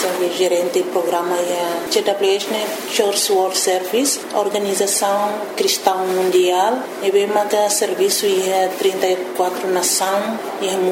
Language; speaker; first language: Portuguese; non-native, learner; Tetum